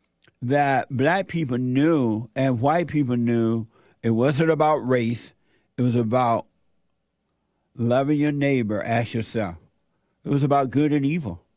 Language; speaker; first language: English; native; English